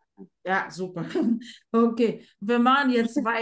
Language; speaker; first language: German; non-native, fluent; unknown